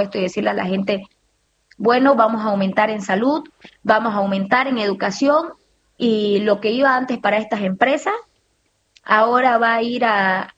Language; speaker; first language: Spanish; native; Spanish